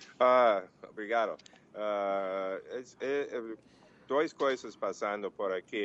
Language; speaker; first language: Portuguese; non-native, learner; English